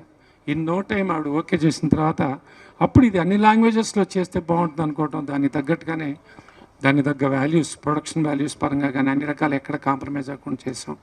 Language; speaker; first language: Telugu; native; Telugu